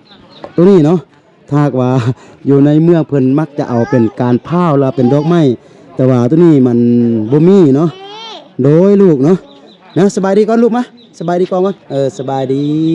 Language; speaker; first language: Thai; non-native, local second language; Lao